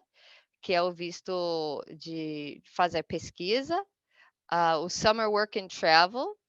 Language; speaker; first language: Portuguese; non-native, fluent; English